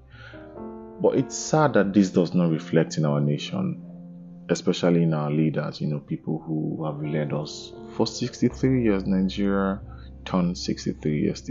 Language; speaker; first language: English; non-native, local second language; Igbo